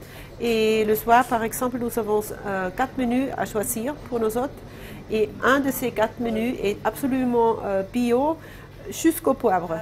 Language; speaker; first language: French; non-native, fluent; German